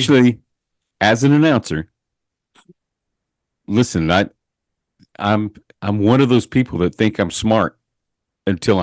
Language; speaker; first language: English; native; English